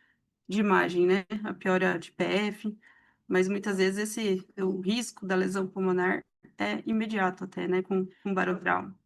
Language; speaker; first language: Portuguese; native; Portuguese